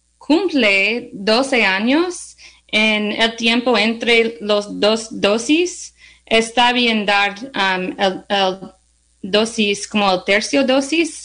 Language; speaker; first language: Spanish; non-native, learner; English